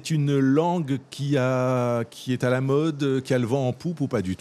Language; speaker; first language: French; native; French